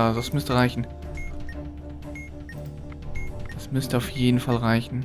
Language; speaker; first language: German; native; German